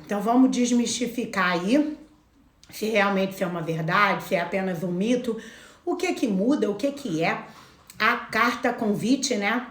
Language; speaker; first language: Portuguese; native; Portuguese